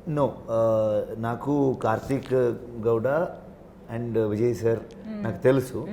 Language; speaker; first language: Telugu; non-native, learner; Kannada